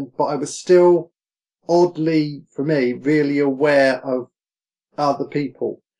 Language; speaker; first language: English; native; English